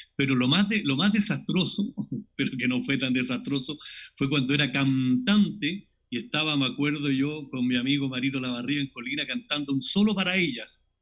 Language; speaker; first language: Spanish; native; Spanish